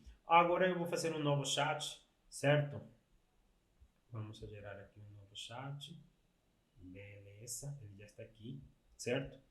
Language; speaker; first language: Portuguese; non-native, fluent; Spanish